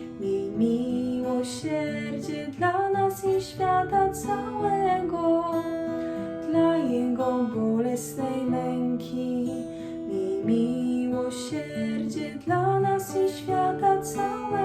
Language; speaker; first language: Polish; native; Polish